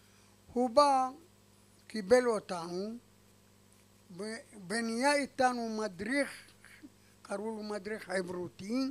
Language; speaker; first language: Hebrew; non-native, fluent; Arabic